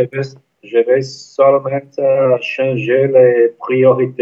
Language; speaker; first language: French; non-native, learner; Portuguese